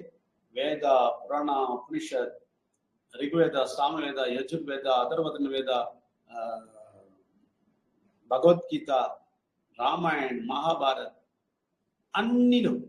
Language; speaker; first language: Telugu; non-native, learner; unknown